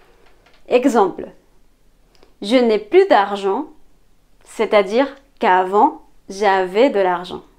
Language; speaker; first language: French; non-native, fluent; Spanish